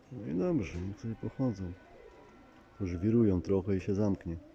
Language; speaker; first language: Polish; native; Polish